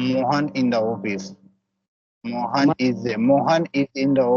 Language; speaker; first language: English; non-native, learner; Hindi